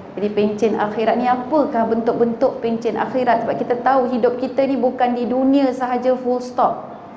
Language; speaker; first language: Malay; native; Malay